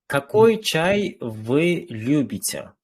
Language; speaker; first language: Russian; non-native, fluent; Uzbek